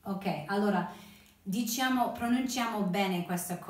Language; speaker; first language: Italian; non-native, fluent; English